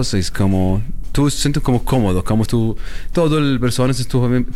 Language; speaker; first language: Spanish; non-native, learner; Arabic